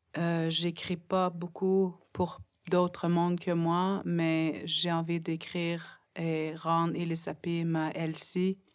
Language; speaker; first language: French; non-native, local second language; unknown